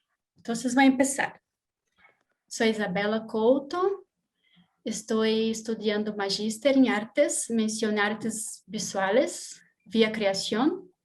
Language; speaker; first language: Spanish; non-native, learner; Portuguese